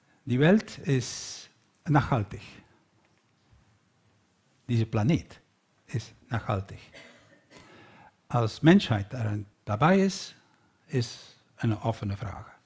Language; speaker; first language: German; non-native, learner; Dutch